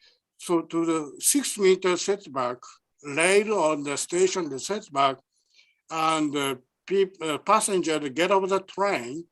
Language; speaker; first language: English; non-native, learner; Japanese